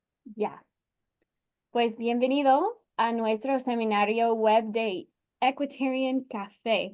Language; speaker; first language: Spanish; non-native, fluent; English